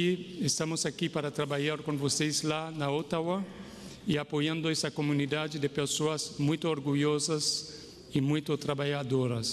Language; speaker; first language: Portuguese; non-native, fluent; Haitian Creole